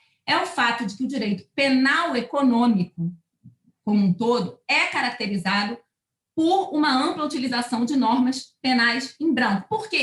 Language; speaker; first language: Portuguese; native; Portuguese